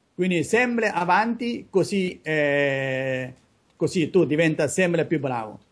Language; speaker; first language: Italian; non-native, fluent; Chinese